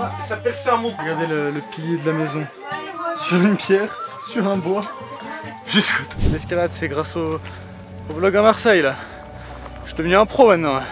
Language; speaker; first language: French; native; French